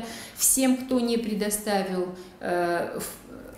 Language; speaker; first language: Russian; native; Russian